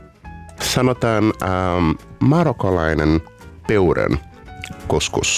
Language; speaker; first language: Finnish; non-native, learner; Portuguese